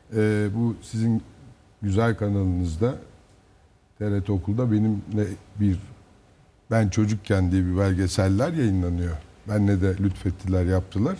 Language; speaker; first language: Turkish; native; Turkish